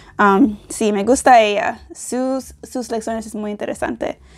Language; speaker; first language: Spanish; non-native, learner; English